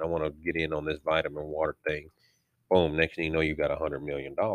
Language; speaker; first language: English; early bilingual, other home language; Spanish